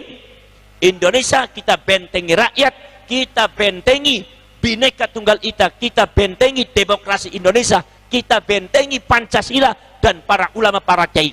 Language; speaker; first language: Indonesian; non-native, local second language; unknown